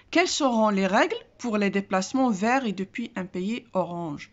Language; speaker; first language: French; non-native, local second language; Arabic